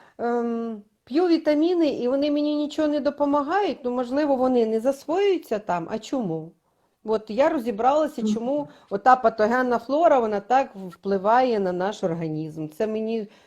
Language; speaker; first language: Ukrainian; native; Ukrainian